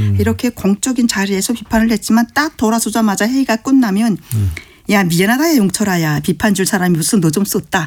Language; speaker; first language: Korean; native; Korean